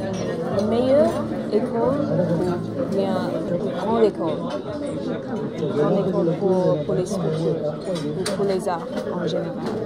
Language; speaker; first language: French; non-native, learner; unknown